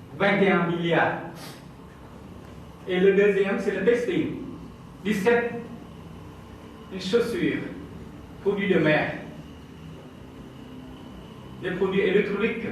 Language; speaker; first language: French; non-native, fluent; Vietnamese